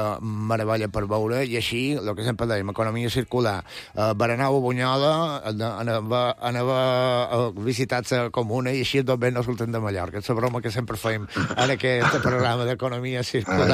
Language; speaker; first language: Catalan; native; Catalan